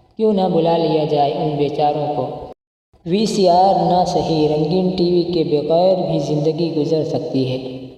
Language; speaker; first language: Urdu; non-native, local second language; Punjabi